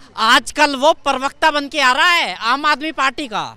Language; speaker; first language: Hindi; native; Hindi